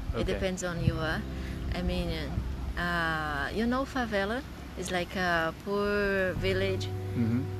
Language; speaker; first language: English; non-native, learner; Portuguese